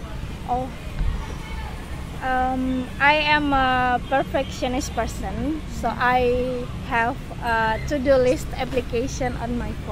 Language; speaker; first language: English; non-native, learner; Indonesian